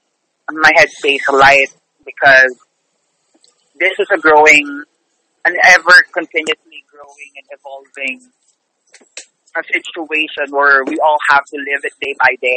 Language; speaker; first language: English; non-native, local second language; Filipino